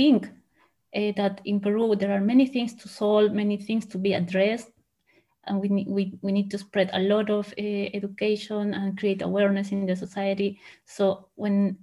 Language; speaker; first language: English; non-native, fluent; Spanish